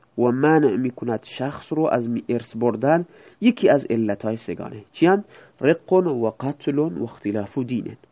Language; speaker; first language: Persian; non-native, local second language; Baluchi